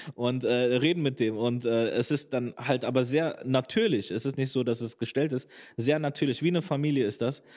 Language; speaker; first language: German; native; German